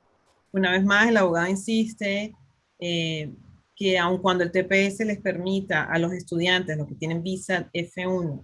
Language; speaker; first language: Spanish; native; Spanish